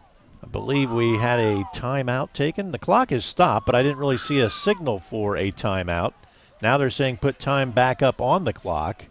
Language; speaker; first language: English; native; English